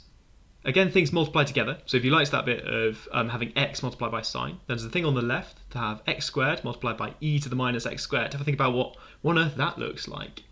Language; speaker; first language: English; native; English